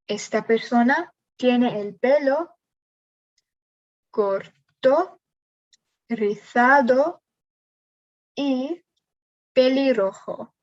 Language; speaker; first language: Spanish; non-native, learner; English